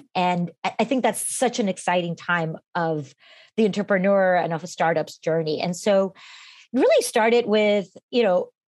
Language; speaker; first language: English; non-native, fluent; Spanish